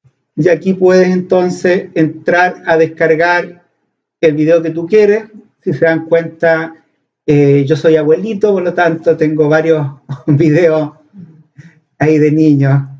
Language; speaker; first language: Spanish; native; Spanish